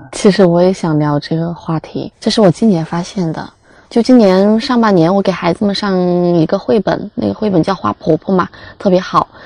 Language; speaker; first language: Chinese; native; Chinese